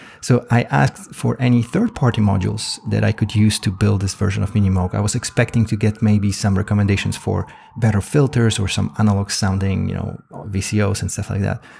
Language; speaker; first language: English; non-native, fluent; Polish